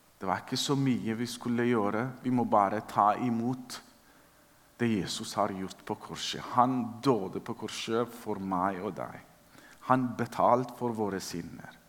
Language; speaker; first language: Norwegian; non-native, fluent; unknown